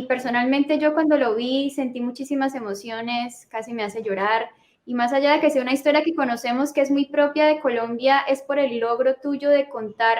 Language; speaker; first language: Spanish; native; Spanish